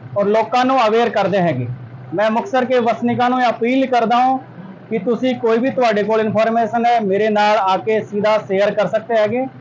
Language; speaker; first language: Hindi; non-native, local second language; Punjabi